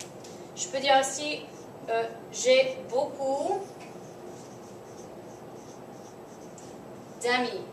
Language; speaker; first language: French; non-native, fluent; English